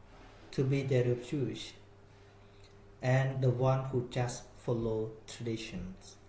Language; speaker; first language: English; non-native, fluent; Khmer